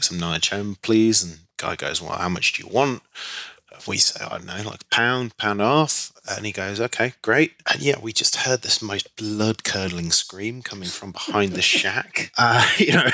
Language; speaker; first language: English; native; English